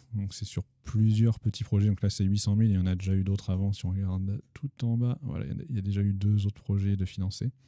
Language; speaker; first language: French; native; French